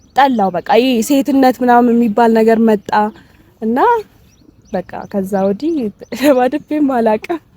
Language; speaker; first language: Amharic; native; Amharic